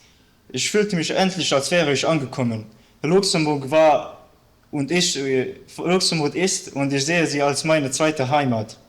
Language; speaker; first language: German; early bilingual, other home language; Bosnian